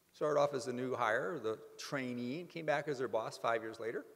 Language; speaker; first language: English; native; English